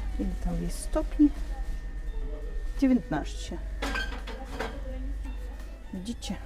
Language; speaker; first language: Polish; non-native, learner; Russian